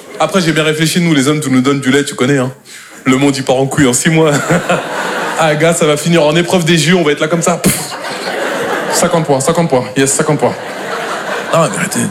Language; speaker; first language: French; native; French